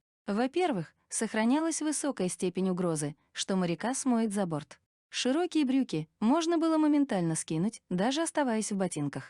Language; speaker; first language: Russian; native; Russian